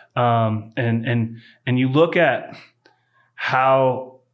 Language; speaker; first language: English; native; English